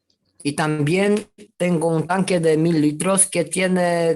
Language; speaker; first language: Spanish; non-native, fluent; Romanian